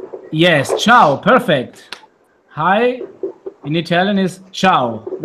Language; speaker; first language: English; non-native, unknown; Italian